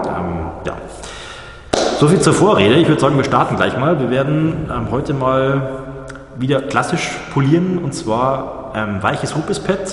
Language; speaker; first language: German; native; German